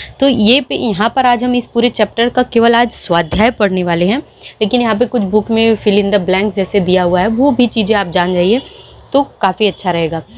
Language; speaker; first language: Hindi; native; Hindi